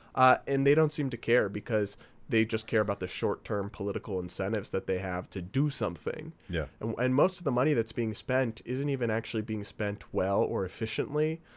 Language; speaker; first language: English; native; English